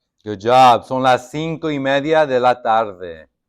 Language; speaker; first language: Spanish; non-native, fluent; English